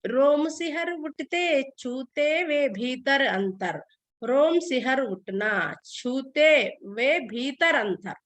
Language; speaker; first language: Hindi; non-native, local second language; Telugu